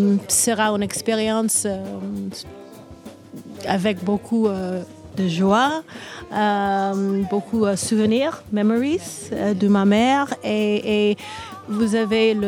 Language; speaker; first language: French; non-native, learner; English